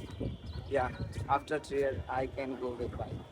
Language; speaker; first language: English; non-native, learner; Hindi